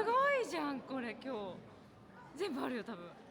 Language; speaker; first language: Japanese; native; Japanese